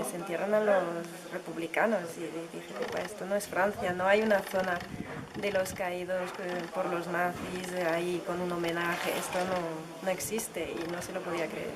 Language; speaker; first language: Spanish; early bilingual, heritage; French